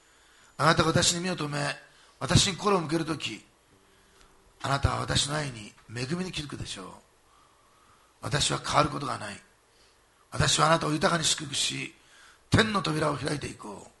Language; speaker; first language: Japanese; native; Japanese